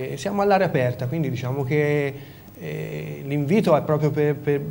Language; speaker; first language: Italian; native; Italian